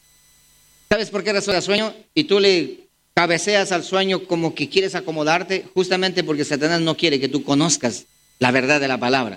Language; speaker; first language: Spanish; native; Spanish